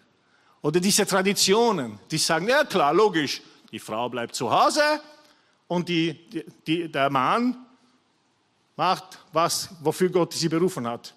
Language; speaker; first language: German; non-native, fluent; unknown